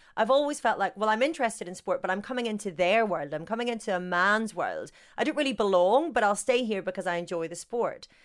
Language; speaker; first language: English; native; English